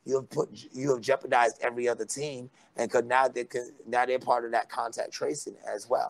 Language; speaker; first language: English; native; English